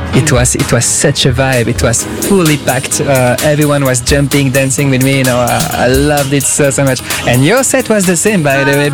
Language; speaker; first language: English; non-native, fluent; French